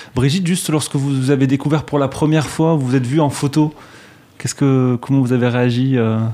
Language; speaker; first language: French; native; French